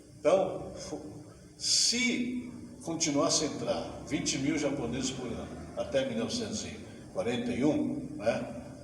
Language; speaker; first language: Portuguese; early bilingual, other home language; Japanese